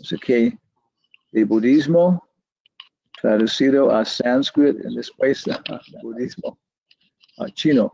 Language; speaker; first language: Spanish; non-native, learner; English